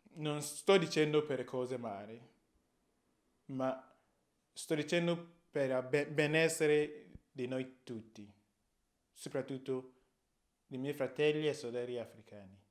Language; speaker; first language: Italian; non-native, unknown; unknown